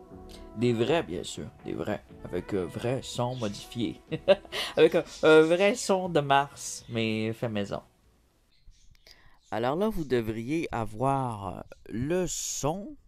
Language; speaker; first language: French; native; French